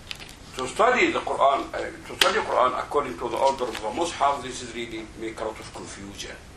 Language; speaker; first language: English; non-native, fluent; Arabic